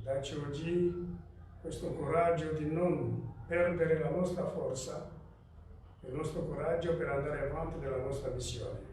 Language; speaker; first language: Italian; non-native, fluent; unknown